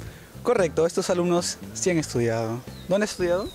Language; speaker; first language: Spanish; native; Spanish